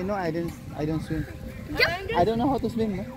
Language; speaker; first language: English; non-native, local second language; Filipino